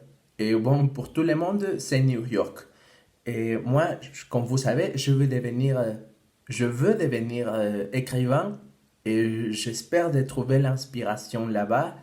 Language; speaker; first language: French; non-native, fluent; Spanish